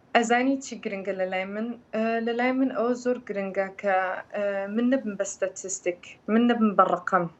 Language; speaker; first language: Central Kurdish; early bilingual, heritage; Central Kurdish